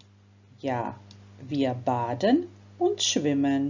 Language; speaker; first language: German; non-native, fluent; Croatian